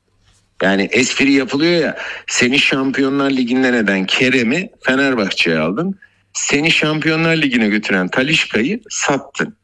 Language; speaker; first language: Turkish; native; Turkish